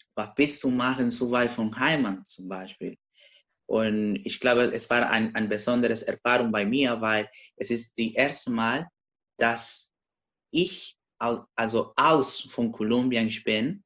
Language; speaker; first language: German; non-native, learner; Spanish